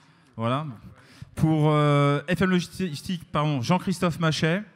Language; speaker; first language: French; native; French